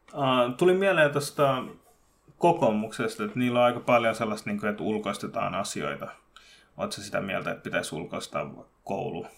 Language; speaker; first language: Finnish; early bilingual, other home language; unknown